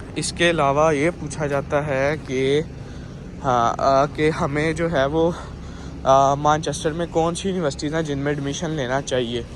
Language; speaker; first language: Urdu; native; Urdu